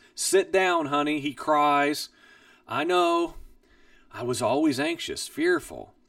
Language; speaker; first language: English; native; English